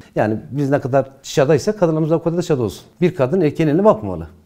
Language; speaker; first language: Turkish; non-native, local second language; Zaza